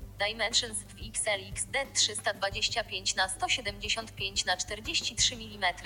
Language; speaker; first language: Polish; native; Polish